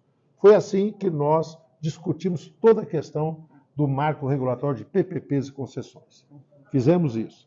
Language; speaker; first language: Portuguese; native; Portuguese